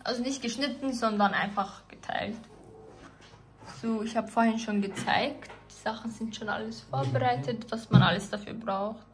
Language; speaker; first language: German; early bilingual, other home language; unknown